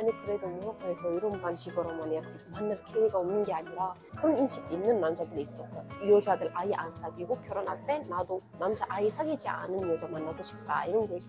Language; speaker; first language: Korean; non-native, fluent; Arabic